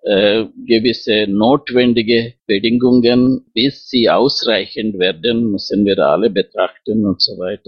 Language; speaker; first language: German; non-native, fluent; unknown